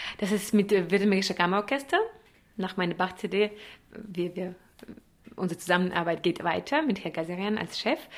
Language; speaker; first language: German; non-native, fluent; Russian